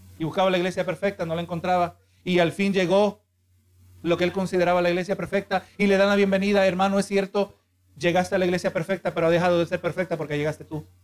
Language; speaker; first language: Spanish; native; Spanish